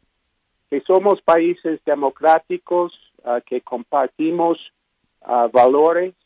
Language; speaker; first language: Spanish; non-native, fluent; English